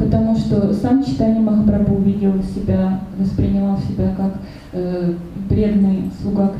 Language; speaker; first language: Russian; native; Russian